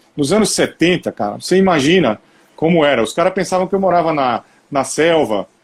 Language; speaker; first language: Portuguese; native; Portuguese